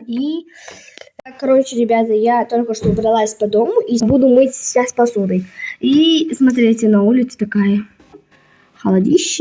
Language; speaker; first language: Russian; non-native, local second language; Kazakh